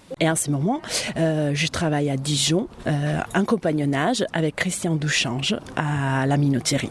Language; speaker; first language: French; non-native, fluent; Italian